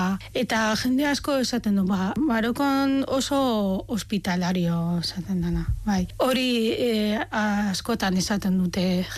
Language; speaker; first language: Basque; non-native, fluent; Arabic